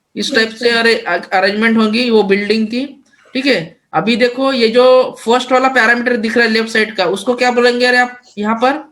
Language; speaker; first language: Hindi; non-native, local second language; Marathi